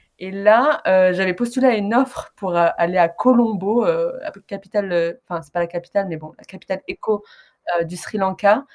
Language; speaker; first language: French; early bilingual, other home language; Arabic